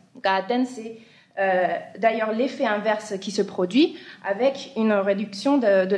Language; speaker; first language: French; native; French